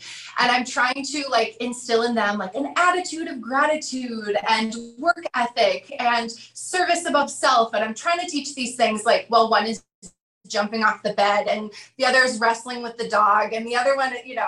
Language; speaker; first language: English; native; English